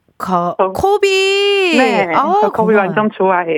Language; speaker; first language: Korean; native; Korean